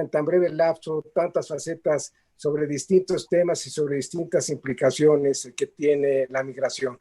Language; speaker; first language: Spanish; native; Spanish